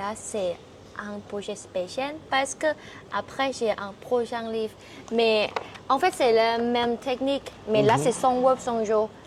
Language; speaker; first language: French; non-native, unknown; Thai